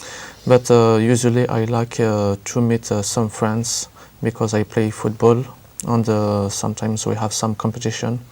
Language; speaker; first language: English; non-native, learner; French